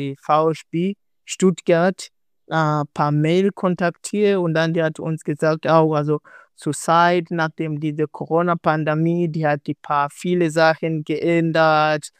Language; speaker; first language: German; non-native, learner; Swahili